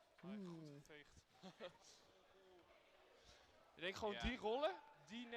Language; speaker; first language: Dutch; native; Dutch